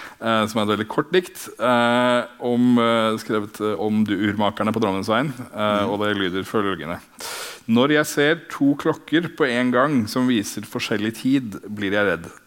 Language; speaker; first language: Norwegian; native; Norwegian